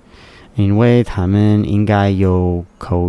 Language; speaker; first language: Chinese; non-native, learner; English